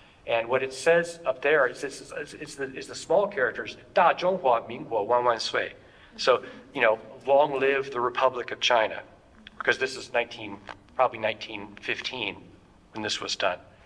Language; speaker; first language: English; native; English